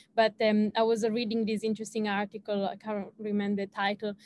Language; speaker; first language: English; non-native, fluent; Italian